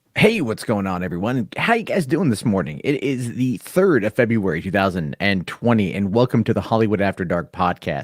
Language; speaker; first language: English; native; English